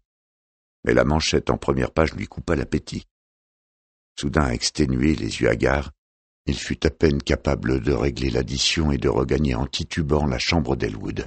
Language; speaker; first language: French; native; French